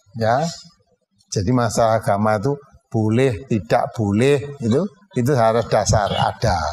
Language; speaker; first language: Indonesian; non-native, local second language; Javanese